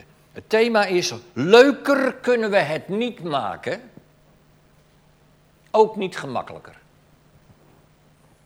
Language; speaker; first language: Dutch; native; Dutch